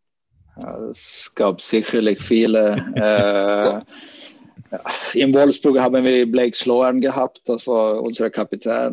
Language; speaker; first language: German; non-native, fluent; Swedish